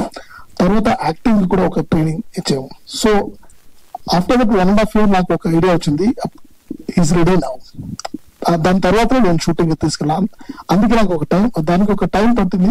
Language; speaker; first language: Telugu; non-native, learner; Tamil